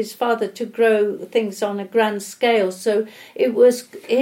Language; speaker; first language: English; native; English